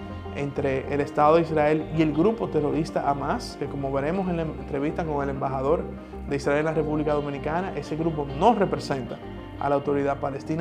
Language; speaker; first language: Spanish; native; Spanish